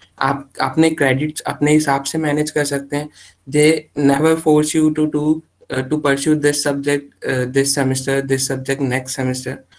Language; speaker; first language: Hindi; native; Hindi